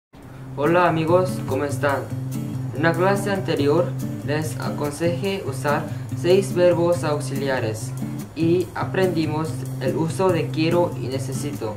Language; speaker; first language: Spanish; non-native, fluent; Korean